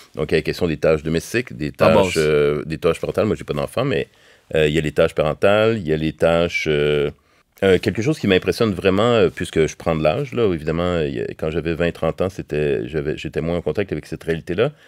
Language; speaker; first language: French; native; French